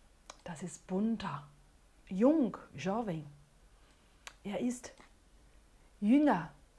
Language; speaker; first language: German; non-native, fluent; Portuguese